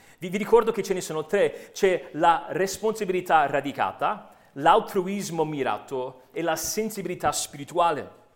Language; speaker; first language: Italian; non-native, fluent; English